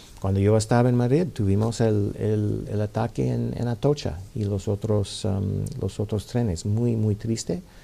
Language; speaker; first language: Spanish; non-native, fluent; English